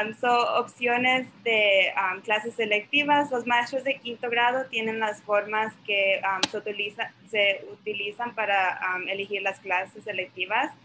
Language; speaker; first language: Spanish; early bilingual, other home language; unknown